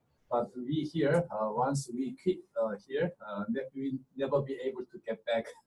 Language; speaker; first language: English; non-native, fluent; Korean